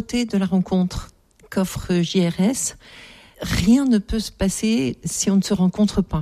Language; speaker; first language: French; native; French